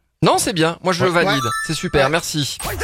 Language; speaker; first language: French; native; French